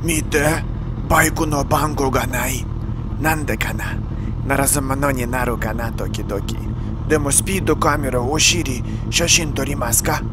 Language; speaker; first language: Japanese; non-native, learner; Russian